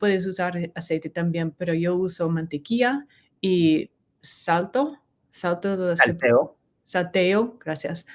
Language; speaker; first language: Spanish; non-native, learner; English